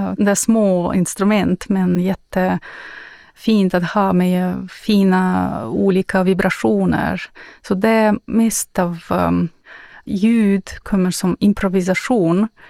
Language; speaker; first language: Swedish; non-native, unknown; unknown